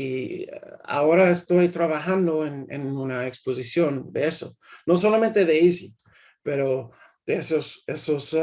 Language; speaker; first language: Spanish; early bilingual, heritage; English